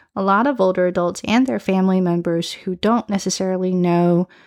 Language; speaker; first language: English; early bilingual, other home language; Chinese